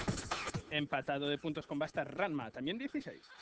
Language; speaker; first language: Spanish; native; Spanish